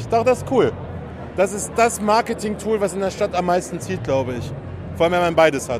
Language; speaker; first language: German; native; German